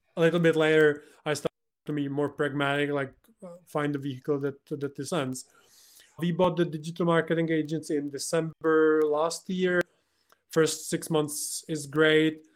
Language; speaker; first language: English; non-native, fluent; Czech